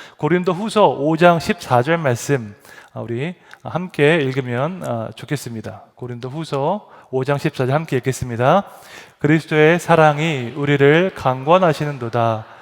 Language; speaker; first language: Korean; native; Korean